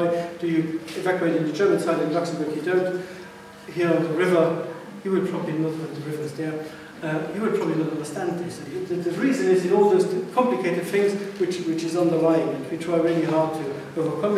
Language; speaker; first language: English; non-native, fluent; Luxembourgish